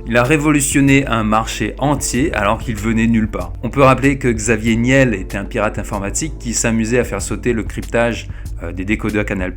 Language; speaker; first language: French; native; French